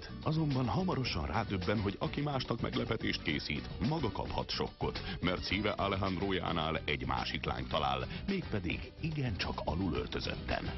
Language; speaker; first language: Hungarian; native; Hungarian